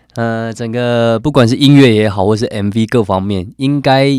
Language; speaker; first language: Chinese; native; Chinese